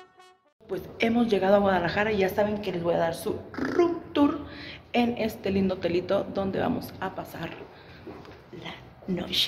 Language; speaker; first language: Spanish; native; Spanish